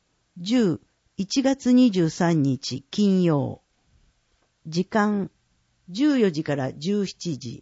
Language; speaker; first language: Japanese; native; Japanese